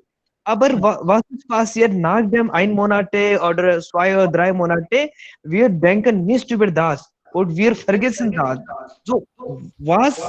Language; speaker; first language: German; non-native, learner; Hindi